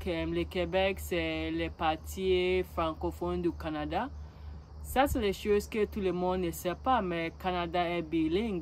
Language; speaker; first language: French; non-native, learner; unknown